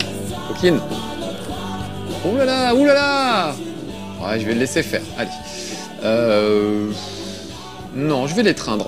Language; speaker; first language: French; native; French